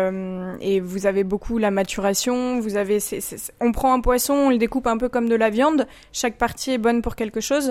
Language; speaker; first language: French; native; French